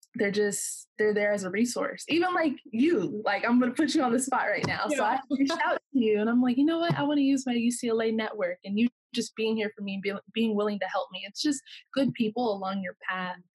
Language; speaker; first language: English; native; English